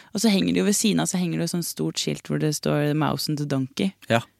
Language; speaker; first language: Norwegian; native; Norwegian